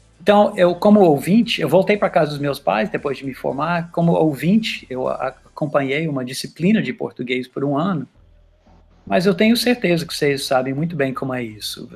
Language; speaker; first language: Portuguese; non-native, fluent; English